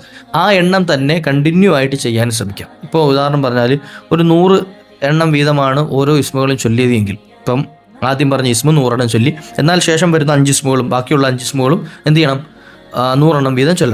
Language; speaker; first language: Malayalam; native; Malayalam